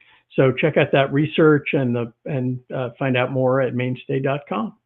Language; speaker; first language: English; native; English